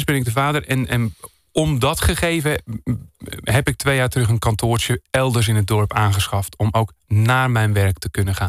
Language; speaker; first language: Dutch; native; Dutch